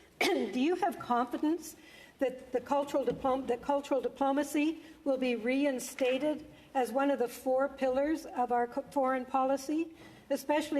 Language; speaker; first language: English; native; English